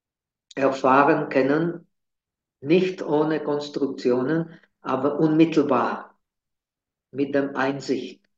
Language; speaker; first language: German; non-native, fluent; Czech